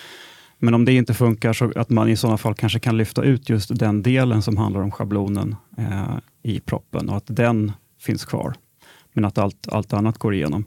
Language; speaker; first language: Swedish; native; Swedish